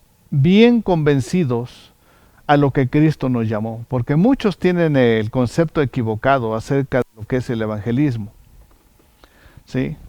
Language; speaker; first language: Spanish; native; Spanish